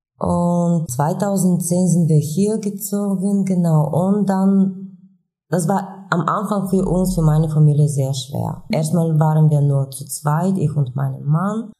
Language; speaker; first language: German; non-native, fluent; Bulgarian